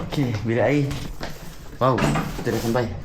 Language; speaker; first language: Malay; native; Malay